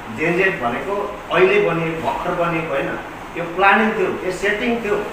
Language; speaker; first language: Nepali; non-native, local second language; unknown